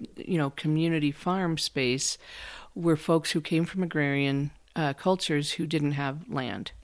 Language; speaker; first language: English; native; English